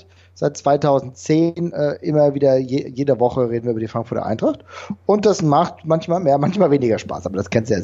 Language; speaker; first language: German; native; German